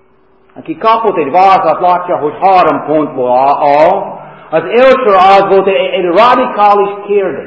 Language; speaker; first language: Hungarian; non-native, fluent; English